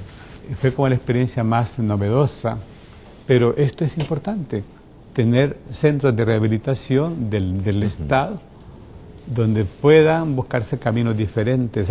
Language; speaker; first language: Spanish; native; Spanish